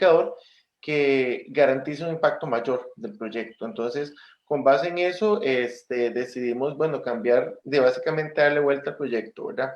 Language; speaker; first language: Spanish; native; Spanish